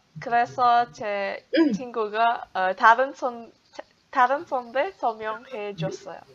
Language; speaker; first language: Korean; non-native, learner; Indonesian